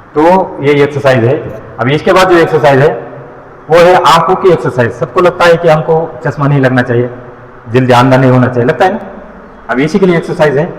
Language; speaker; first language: Hindi; non-native, local second language; Marathi